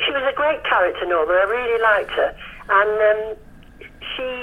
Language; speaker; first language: English; native; English